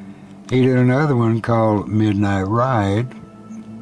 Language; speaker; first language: English; native; English